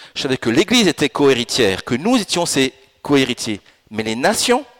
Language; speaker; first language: French; early bilingual, other home language; Italian